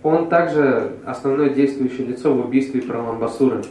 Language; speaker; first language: Russian; native; Russian